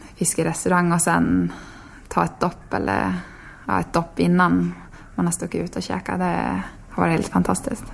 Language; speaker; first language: Swedish; native; Swedish